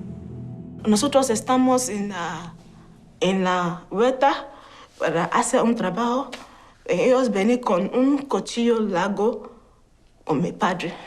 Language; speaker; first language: Spanish; non-native, learner; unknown